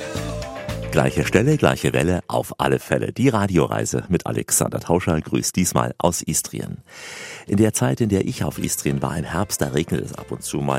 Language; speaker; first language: German; native; German